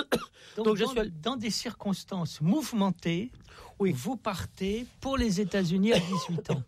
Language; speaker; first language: French; native; French